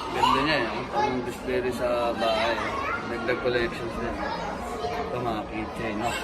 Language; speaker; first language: Filipino; native; Filipino